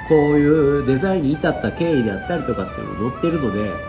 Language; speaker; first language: Japanese; native; Japanese